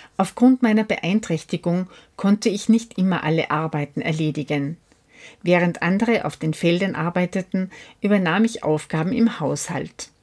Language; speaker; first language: German; native; German